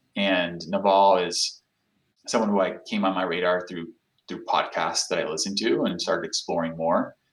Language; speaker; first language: English; non-native, fluent; Portuguese